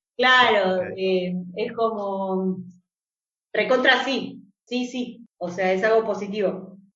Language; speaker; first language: Spanish; native; Spanish